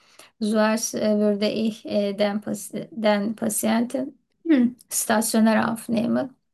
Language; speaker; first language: German; non-native, learner; Turkish